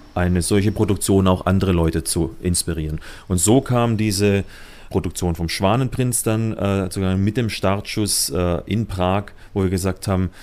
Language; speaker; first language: German; native; German